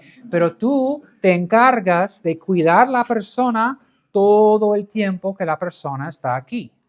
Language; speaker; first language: Spanish; non-native, fluent; English